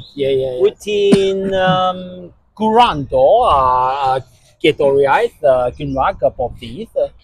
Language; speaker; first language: Welsh; non-native, learner; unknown